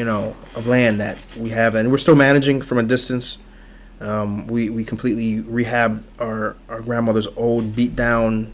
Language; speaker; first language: English; early bilingual, other home language; Haitian Creole